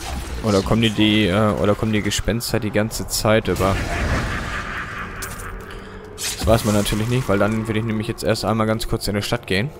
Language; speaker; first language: German; native; German